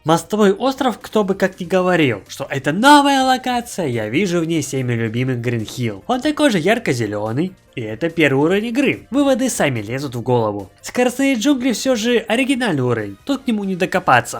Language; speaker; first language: Russian; native; Russian